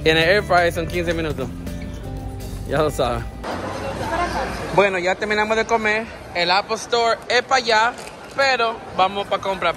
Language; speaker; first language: Spanish; native; Spanish